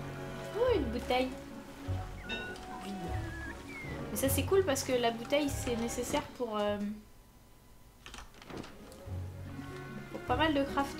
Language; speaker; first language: French; native; French